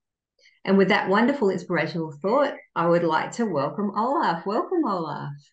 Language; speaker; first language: English; native; English